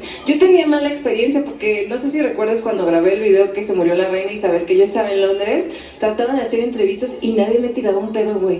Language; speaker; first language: Spanish; native; Spanish